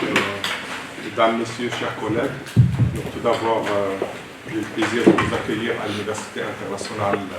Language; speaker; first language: French; non-native, local second language; Arabic